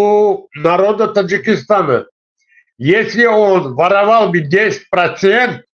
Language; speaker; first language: Russian; non-native, local second language; Tajik